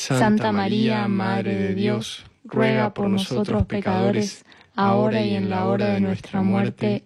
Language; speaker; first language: Spanish; native; Spanish